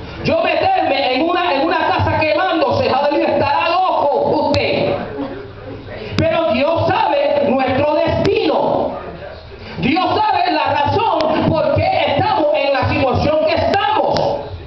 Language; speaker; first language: Spanish; early bilingual, heritage; Spanish